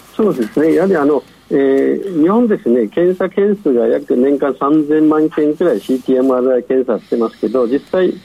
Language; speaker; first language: Japanese; non-native, fluent; Chinese